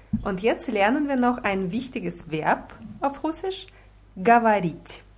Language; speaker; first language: German; non-native, fluent; Russian